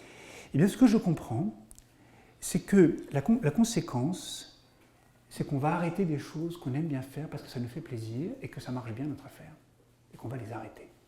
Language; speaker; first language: French; native; French